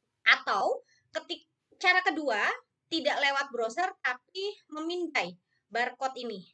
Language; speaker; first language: Indonesian; native; Indonesian